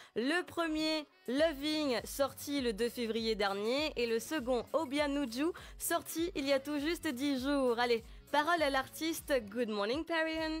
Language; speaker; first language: French; non-native, local second language; Morisyen